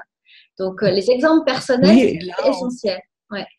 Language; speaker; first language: French; native; French